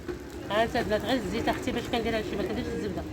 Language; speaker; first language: Arabic; native; Arabic